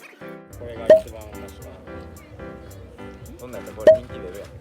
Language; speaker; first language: Japanese; native; Japanese